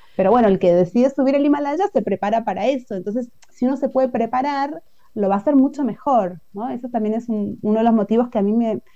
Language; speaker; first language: Spanish; native; Spanish